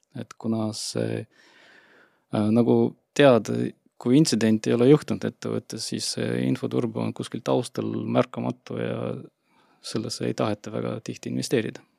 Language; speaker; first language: Estonian; non-native, local second language; Russian